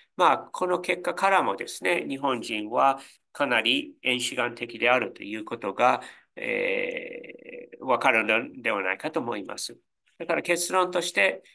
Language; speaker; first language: Japanese; non-native, fluent; English